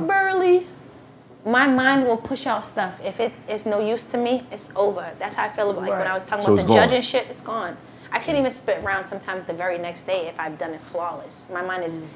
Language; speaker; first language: English; native; English